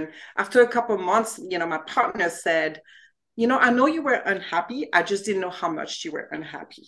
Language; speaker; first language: English; non-native, fluent; French